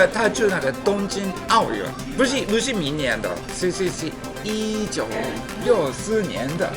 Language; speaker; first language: Chinese; non-native, learner; Japanese